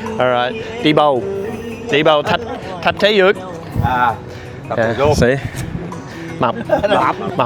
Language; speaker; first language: Vietnamese; non-native, learner; English